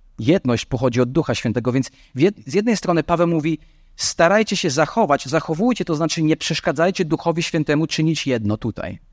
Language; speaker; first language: Polish; non-native, fluent; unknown